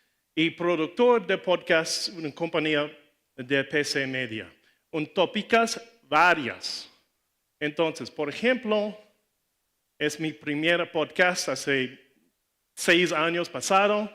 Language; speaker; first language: Spanish; non-native, learner; English